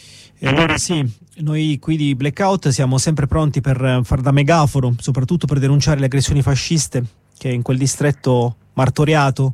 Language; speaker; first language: Italian; native; Italian